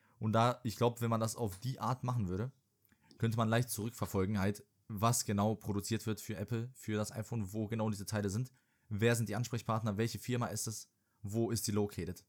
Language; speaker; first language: German; early bilingual, other home language; Serbian